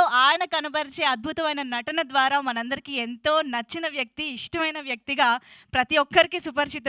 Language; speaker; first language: Telugu; native; Telugu